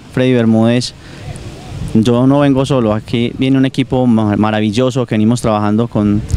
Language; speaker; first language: Spanish; native; Spanish